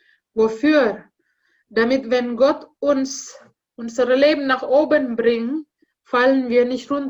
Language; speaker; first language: German; non-native, learner; Indonesian